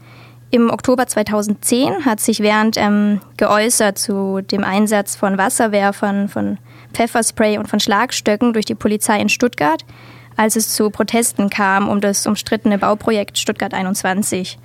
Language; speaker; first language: German; native; German